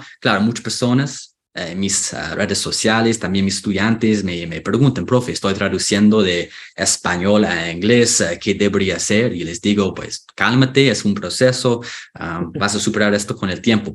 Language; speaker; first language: Spanish; non-native, fluent; English